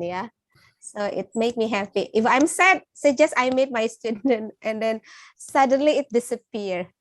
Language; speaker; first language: English; non-native, fluent; Indonesian